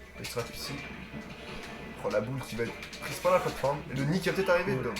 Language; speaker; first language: French; native; French